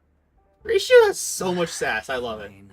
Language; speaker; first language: English; native; English